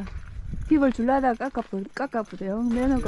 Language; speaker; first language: Korean; native; Korean